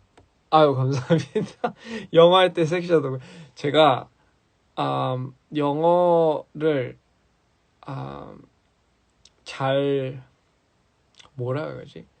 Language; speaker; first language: Korean; early bilingual, heritage; English